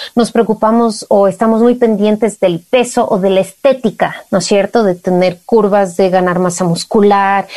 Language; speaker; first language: Spanish; native; Spanish